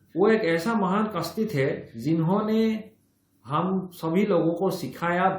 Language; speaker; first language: Hindi; non-native, local second language; Assamese